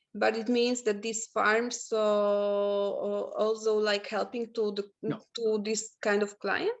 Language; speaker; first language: English; non-native, learner; Slovak